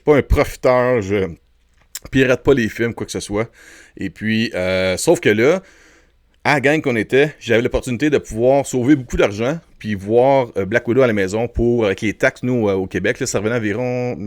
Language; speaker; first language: French; native; French